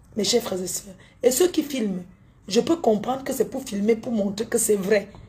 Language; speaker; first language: French; native; French